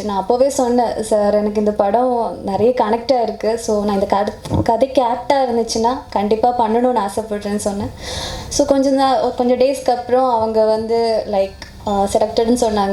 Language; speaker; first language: Tamil; non-native, fluent; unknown